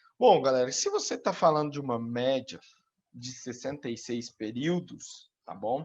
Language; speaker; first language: Portuguese; native; Portuguese